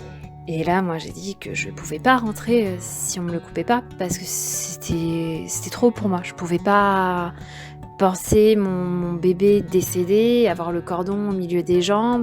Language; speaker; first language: French; native; French